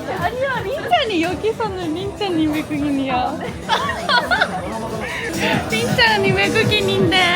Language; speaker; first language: Korean; non-native, fluent; Japanese